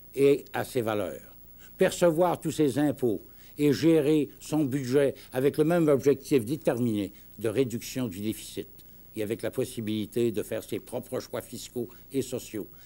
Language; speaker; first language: French; native; French